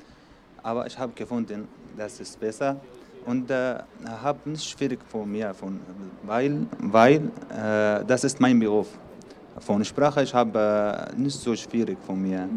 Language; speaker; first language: German; non-native, learner; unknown